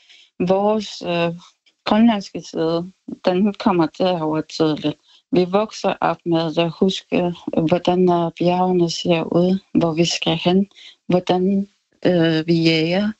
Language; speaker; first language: Danish; non-native, local second language; Kalaallisut